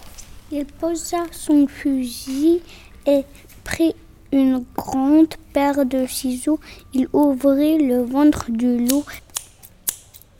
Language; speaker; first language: French; non-native, learner; Spanish